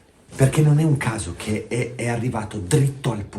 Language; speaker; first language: Italian; native; Italian